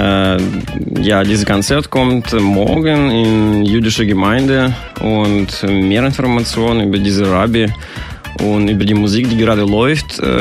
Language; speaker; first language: German; non-native, fluent; Russian